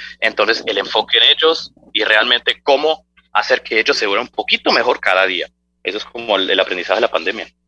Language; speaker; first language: Spanish; early bilingual, heritage; Spanish